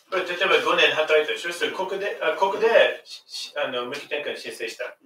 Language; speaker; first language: Japanese; non-native, fluent; English